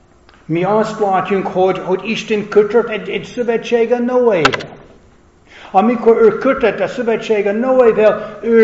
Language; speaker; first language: Hungarian; non-native, fluent; English